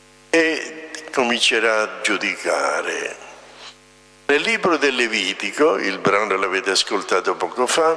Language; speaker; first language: Italian; native; Italian